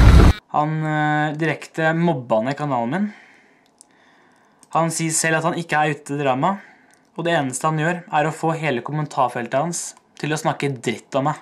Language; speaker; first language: Norwegian; native; Norwegian